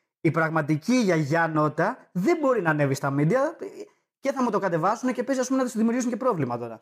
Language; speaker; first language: Greek; native; Greek